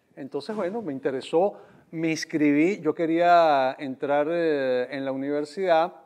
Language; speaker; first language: Spanish; native; Spanish